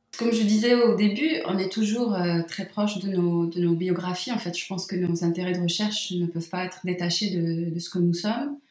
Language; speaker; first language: French; non-native, local second language; Arabic